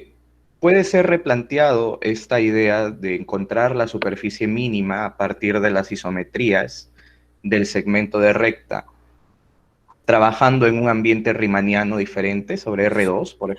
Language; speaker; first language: Spanish; native; Spanish